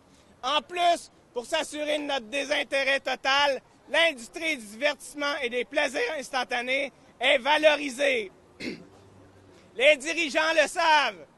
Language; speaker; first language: French; native; French